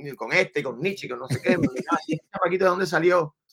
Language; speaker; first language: Spanish; native; Spanish